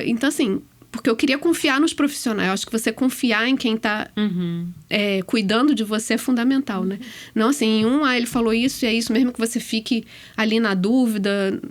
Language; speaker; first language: Portuguese; native; Portuguese